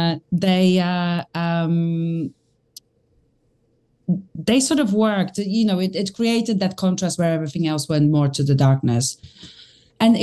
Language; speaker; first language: English; native; English